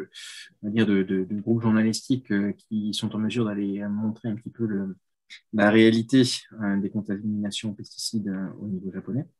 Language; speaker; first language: French; native; French